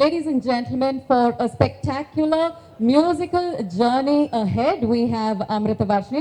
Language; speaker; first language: English; non-native, local second language; Tamil